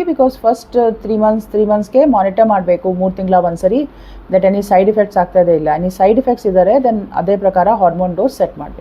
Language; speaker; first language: Kannada; non-native, learner; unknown